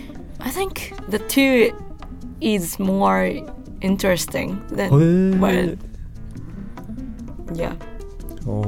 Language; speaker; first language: English; non-native, learner; Japanese